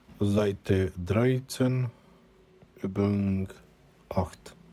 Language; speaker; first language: German; non-native, fluent; Romanian